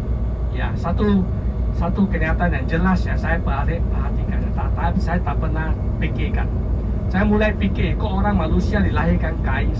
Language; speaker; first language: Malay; non-native, local second language; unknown